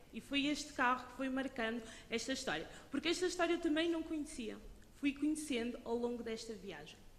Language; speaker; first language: Portuguese; early bilingual, other home language; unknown